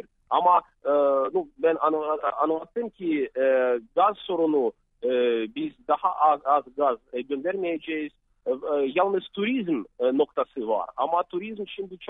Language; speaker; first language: Turkish; non-native, fluent; Russian